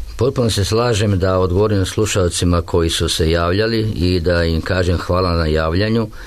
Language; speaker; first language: Serbian; native; Serbian